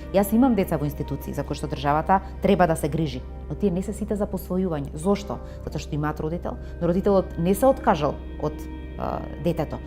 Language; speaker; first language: Macedonian; native; Macedonian